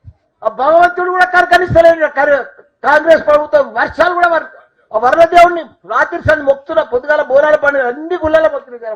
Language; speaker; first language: Telugu; native; Telugu